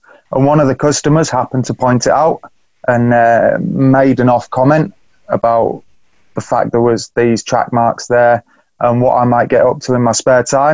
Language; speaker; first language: English; native; English